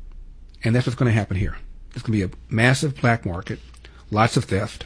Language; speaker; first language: English; native; English